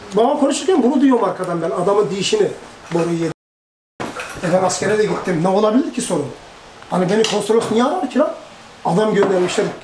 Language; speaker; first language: Turkish; early bilingual, heritage; Turkish